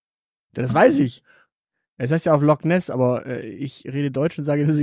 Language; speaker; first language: German; native; German